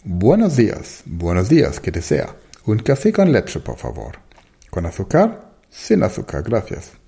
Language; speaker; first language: Spanish; non-native, fluent; German